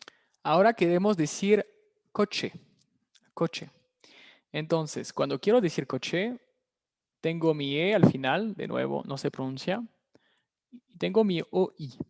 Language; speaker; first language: Spanish; non-native, fluent; French